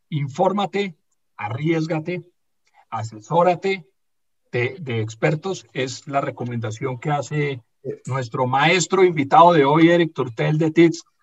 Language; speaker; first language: Spanish; native; Spanish